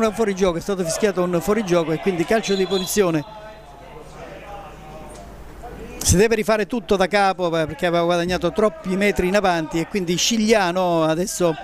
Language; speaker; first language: Italian; native; Italian